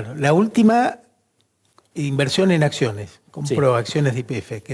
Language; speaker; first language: Spanish; native; Spanish